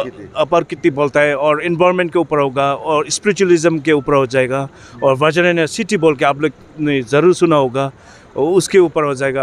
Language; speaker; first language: Hindi; non-native, fluent; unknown